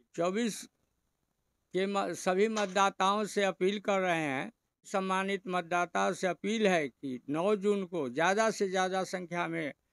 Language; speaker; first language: Hindi; native; Hindi